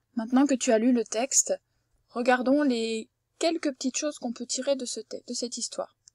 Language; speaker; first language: French; native; French